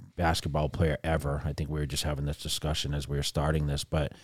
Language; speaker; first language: English; native; English